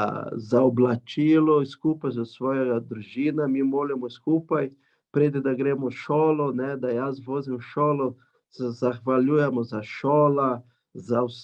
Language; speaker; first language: Slovenian; non-native, learner; Portuguese